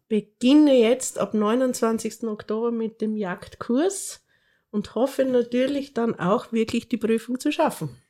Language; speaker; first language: German; native; German